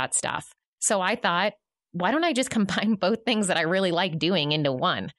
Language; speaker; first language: English; native; English